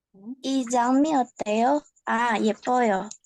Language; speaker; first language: Korean; non-native, learner; Indonesian